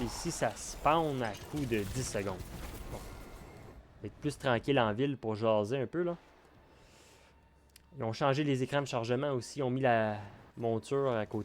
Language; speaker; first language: French; native; French